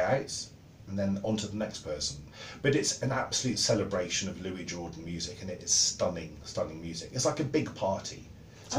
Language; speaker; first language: English; native; English